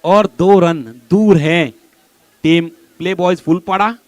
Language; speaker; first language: Hindi; non-native, local second language; Marathi